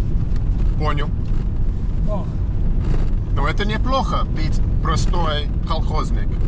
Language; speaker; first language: Russian; non-native, learner; English